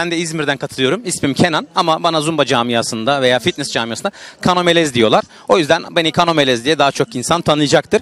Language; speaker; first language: Turkish; native; Turkish